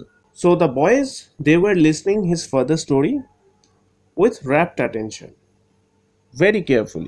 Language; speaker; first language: English; non-native, local second language; Bangla